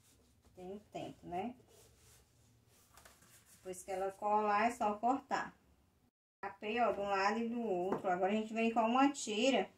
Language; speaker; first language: Portuguese; native; Portuguese